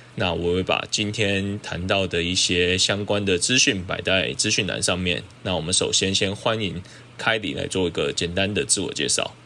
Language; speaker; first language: Chinese; native; Chinese